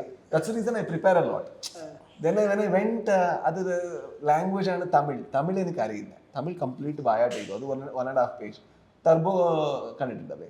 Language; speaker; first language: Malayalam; non-native, learner; Kannada